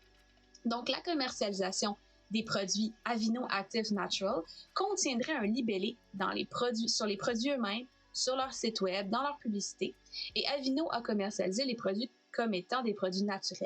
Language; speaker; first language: French; native; French